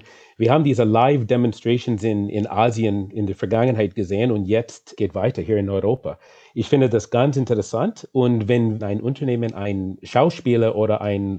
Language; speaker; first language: German; non-native, fluent; English